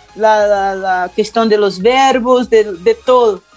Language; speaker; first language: Spanish; non-native, learner; Portuguese